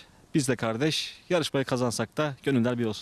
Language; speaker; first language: Turkish; native; Turkish